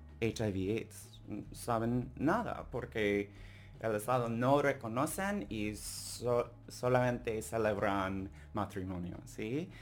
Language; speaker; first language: Spanish; non-native, learner; English